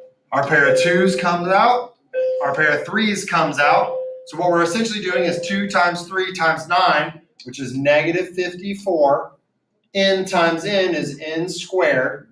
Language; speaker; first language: English; native; English